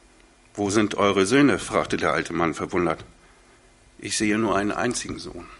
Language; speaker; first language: German; native; German